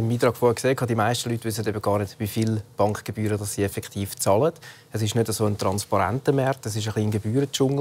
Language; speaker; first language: German; native; German